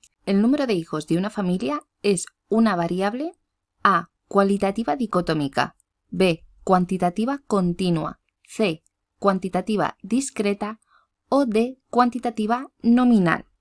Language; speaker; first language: Spanish; native; Spanish